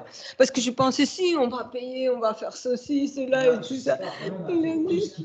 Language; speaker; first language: French; non-native, fluent; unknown